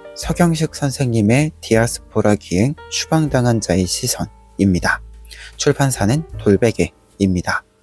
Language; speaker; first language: Korean; native; Korean